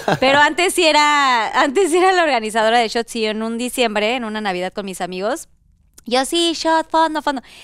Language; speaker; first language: Spanish; native; Spanish